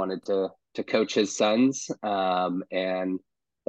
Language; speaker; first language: English; native; English